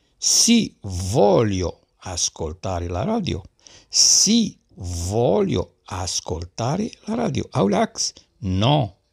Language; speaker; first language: Italian; non-native, learner; Arabic